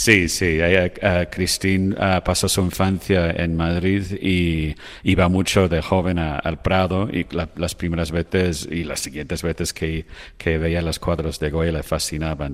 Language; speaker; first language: Spanish; non-native, fluent; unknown